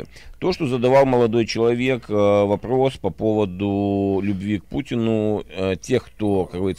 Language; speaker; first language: Russian; native; Russian